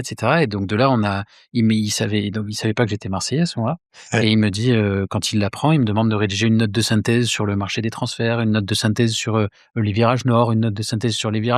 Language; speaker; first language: French; native; French